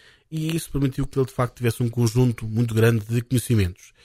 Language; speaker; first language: Portuguese; native; Portuguese